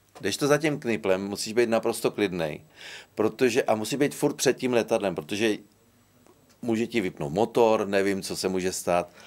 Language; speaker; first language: Czech; native; Czech